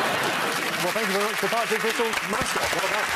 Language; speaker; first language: English; native; English